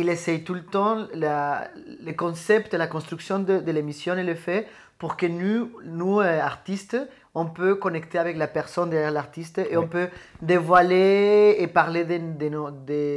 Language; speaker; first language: French; native; French